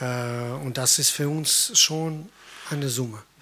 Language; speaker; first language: German; non-native, fluent; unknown